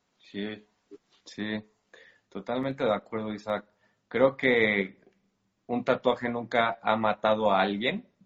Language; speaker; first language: Spanish; native; Spanish